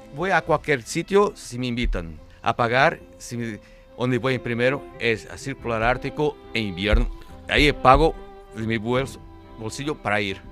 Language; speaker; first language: Spanish; non-native, fluent; Portuguese